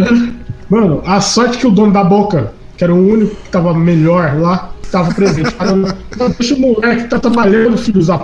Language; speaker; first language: Portuguese; native; Portuguese